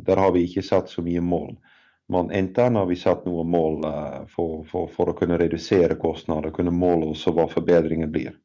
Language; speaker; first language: Norwegian; non-native, fluent; Dutch